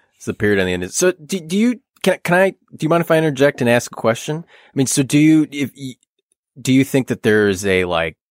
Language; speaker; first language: English; native; English